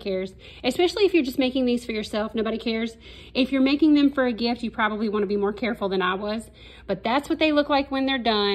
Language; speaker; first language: English; native; English